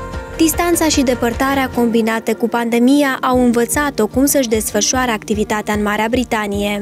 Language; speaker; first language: Romanian; native; Romanian